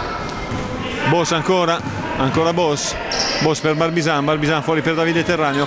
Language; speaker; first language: Italian; native; Italian